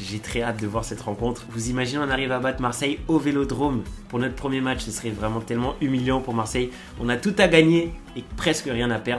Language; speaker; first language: French; native; French